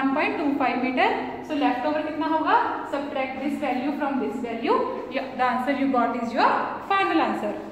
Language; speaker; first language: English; non-native, local second language; Hindi